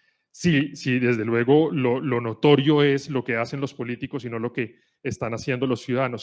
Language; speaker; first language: Spanish; native; Spanish